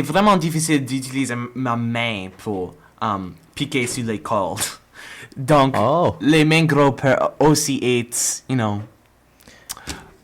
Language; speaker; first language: French; non-native, learner; English